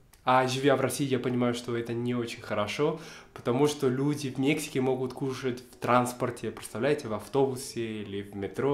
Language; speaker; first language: Russian; non-native, fluent; Spanish